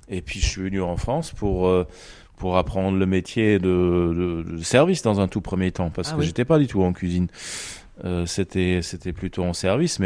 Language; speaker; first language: French; non-native, fluent; German